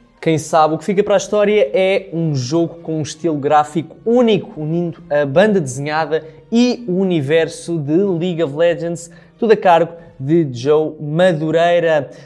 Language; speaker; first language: Portuguese; native; Portuguese